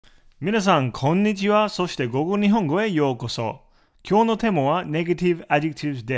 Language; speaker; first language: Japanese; non-native, fluent; English